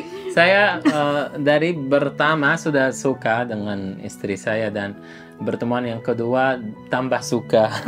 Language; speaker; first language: Indonesian; non-native, fluent; Arabic